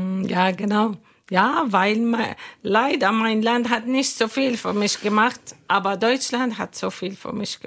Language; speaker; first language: German; non-native, learner; Arabic